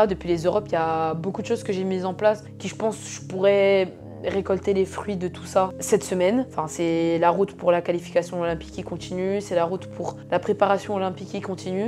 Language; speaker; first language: French; native; French